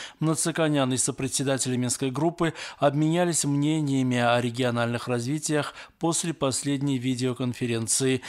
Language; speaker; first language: Russian; non-native, local second language; Armenian